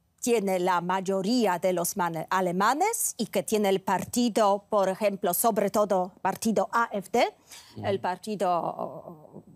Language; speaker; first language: Spanish; non-native, fluent; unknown